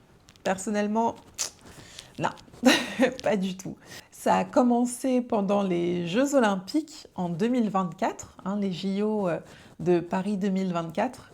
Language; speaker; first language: French; native; French